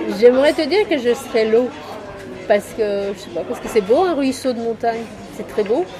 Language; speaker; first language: French; non-native, fluent; Romanian